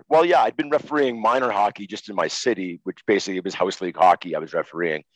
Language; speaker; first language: English; native; English